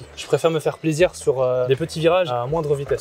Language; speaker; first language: French; native; French